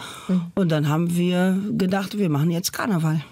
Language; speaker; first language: German; non-native, fluent; Portuguese